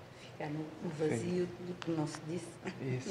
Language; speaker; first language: Portuguese; non-native, learner; Spanish